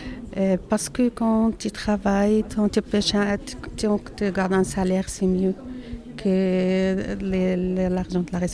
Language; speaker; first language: French; non-native, learner; Arabic